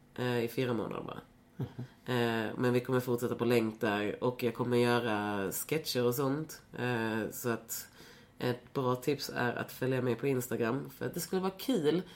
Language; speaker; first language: Swedish; native; Swedish